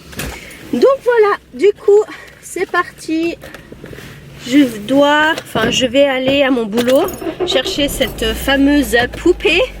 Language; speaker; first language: French; native; French